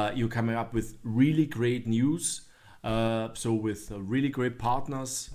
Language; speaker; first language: English; non-native, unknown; German